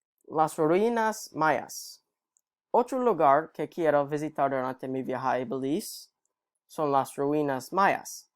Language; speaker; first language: Spanish; non-native, learner; English